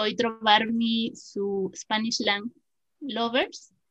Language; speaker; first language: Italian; non-native, learner; Spanish